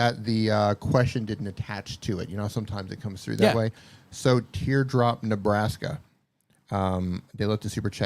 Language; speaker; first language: English; native; English